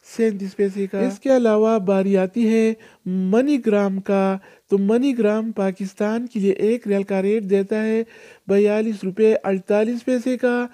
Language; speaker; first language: Urdu; non-native, local second language; Pashto